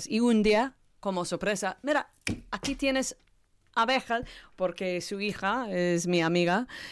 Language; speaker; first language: Spanish; non-native, learner; English